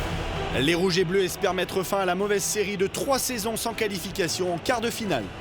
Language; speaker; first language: French; native; French